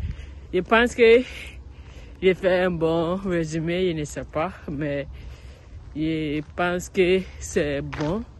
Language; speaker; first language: French; non-native, learner; English